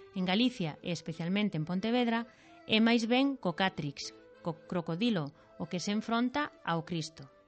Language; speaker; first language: Galician; native; Galician